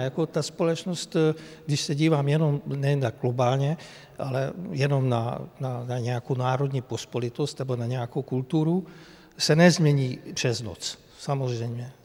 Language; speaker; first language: Czech; non-native, fluent; Hungarian